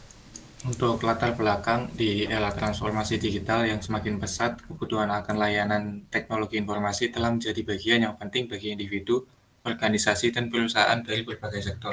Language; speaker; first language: Indonesian; native; Indonesian